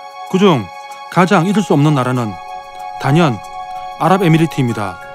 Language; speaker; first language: Korean; native; Korean